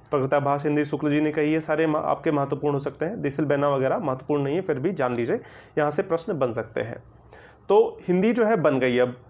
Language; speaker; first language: Hindi; native; Hindi